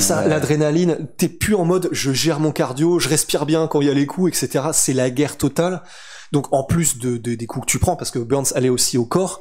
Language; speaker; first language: French; native; French